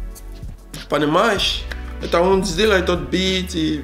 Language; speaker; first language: Russian; non-native, learner; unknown